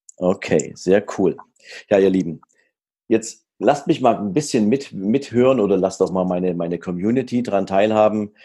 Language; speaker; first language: German; native; German